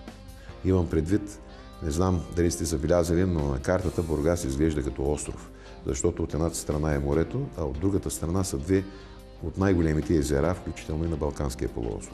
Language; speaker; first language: Bulgarian; native; Bulgarian